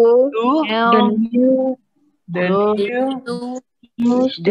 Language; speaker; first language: English; non-native, fluent; Indonesian